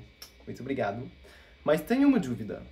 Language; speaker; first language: Portuguese; non-native, fluent; English